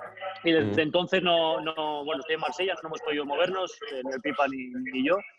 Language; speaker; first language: Spanish; native; Spanish